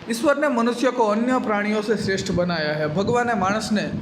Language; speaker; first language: Hindi; non-native, local second language; Gujarati